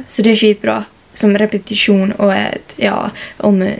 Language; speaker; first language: Swedish; native; Swedish